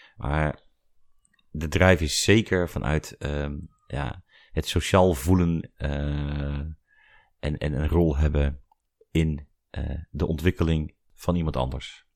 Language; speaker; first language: Dutch; native; Dutch